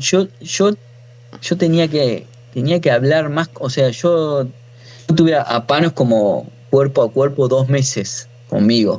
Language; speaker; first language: Spanish; native; Spanish